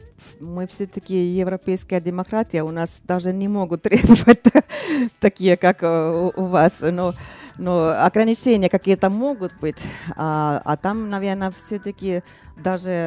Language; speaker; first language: Russian; non-native, fluent; Finnish